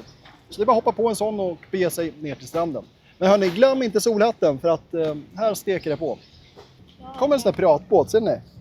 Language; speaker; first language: Swedish; native; Swedish